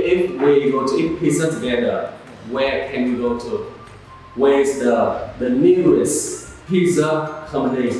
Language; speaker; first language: English; non-native, learner; Vietnamese